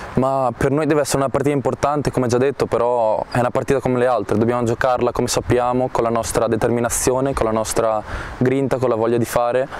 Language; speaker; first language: Italian; native; Italian